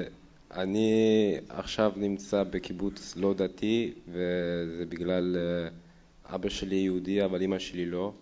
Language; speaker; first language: Hebrew; non-native, learner; Dutch